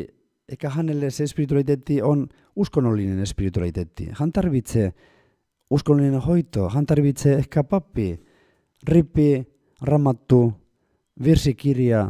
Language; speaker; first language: Finnish; non-native, fluent; Spanish